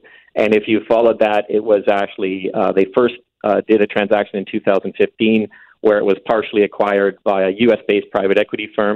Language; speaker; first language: English; native; English